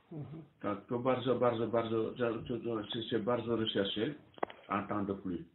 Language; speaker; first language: Polish; non-native, learner; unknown